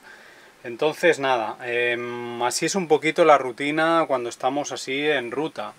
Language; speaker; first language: Spanish; native; Spanish